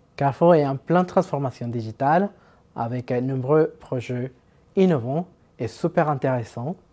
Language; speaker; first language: French; non-native, fluent; Spanish